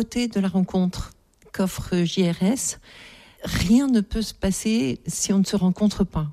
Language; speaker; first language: French; native; French